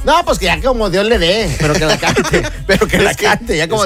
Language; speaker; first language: Spanish; native; Spanish